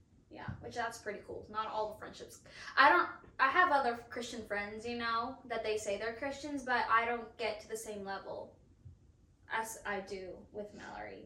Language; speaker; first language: English; non-native, fluent; Spanish